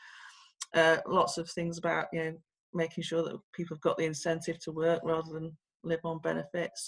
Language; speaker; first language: English; native; English